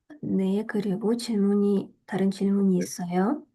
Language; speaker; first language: Korean; non-native, fluent; Russian